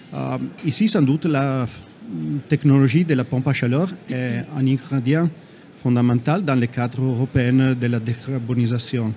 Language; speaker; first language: French; non-native, fluent; Italian